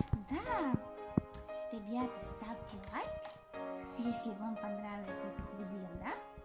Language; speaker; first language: Russian; non-native, fluent; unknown